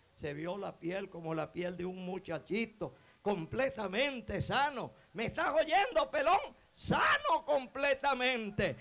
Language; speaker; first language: Spanish; native; Spanish